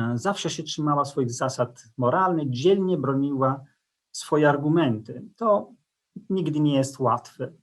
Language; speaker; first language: Polish; non-native, fluent; Italian